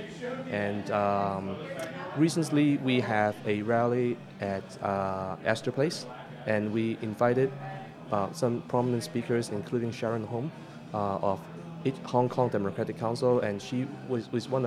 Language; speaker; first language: English; non-native, local second language; Cantonese